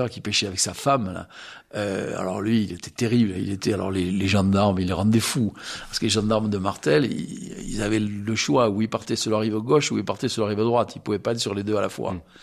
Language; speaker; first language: French; native; French